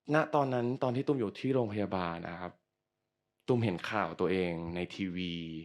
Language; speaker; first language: Thai; native; Thai